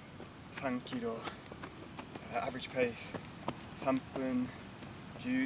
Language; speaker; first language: Japanese; non-native, learner; English